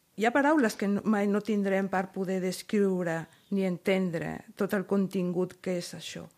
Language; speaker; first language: Catalan; non-native, fluent; Spanish